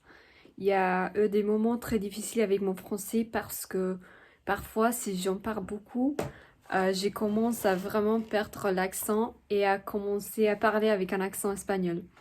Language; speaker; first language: French; non-native, fluent; Spanish